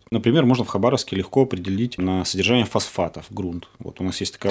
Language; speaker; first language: Russian; native; Russian